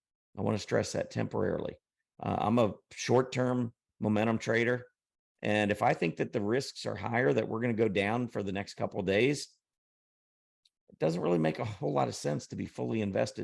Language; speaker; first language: English; native; English